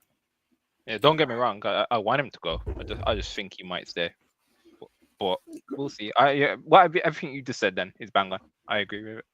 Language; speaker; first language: English; native; English